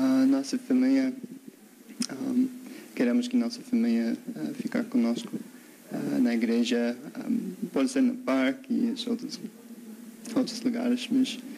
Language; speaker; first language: Portuguese; non-native, learner; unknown